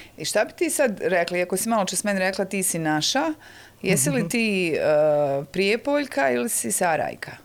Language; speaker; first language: Bosnian; native; Bosnian